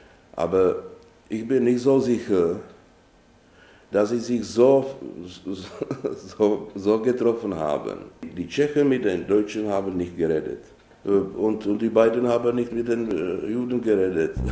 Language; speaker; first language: German; non-native, fluent; Czech